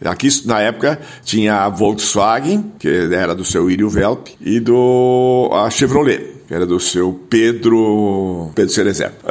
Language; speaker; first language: Portuguese; non-native, local second language; German